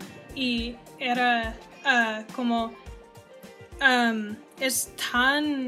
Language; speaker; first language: Spanish; non-native, learner; English